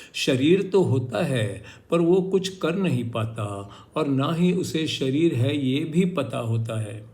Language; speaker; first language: Hindi; non-native, local second language; Marathi